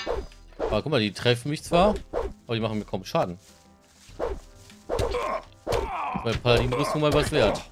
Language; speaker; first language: German; native; German